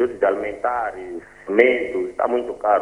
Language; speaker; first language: Portuguese; non-native, local second language; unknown